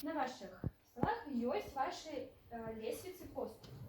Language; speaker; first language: Russian; non-native, local second language; Ukrainian